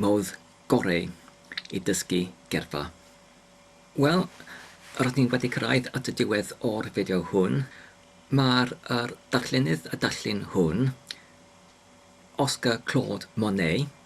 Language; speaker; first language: Welsh; non-native, learner; English